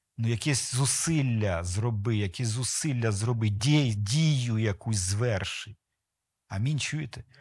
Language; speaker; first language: Ukrainian; non-native, local second language; Russian